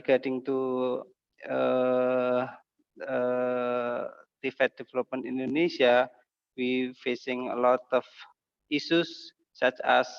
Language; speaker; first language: English; non-native, learner; Indonesian